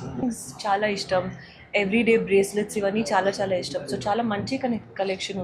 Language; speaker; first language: Telugu; non-native, fluent; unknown